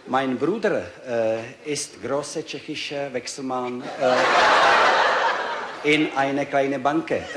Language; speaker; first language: German; non-native, learner; Czech